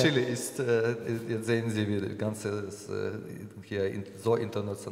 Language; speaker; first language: German; non-native, learner; Ukrainian